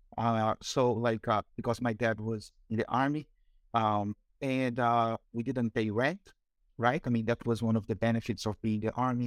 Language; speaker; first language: English; non-native, fluent; Portuguese